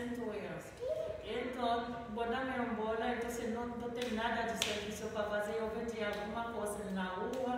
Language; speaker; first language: Portuguese; non-native, learner; Spanish